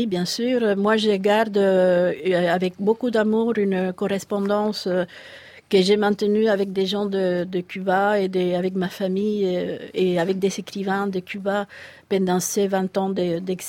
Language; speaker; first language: French; non-native, fluent; Spanish